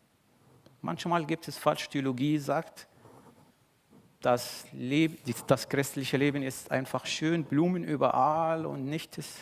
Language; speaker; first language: German; non-native, fluent; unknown